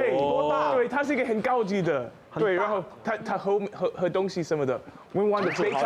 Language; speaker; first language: Chinese; non-native, fluent; English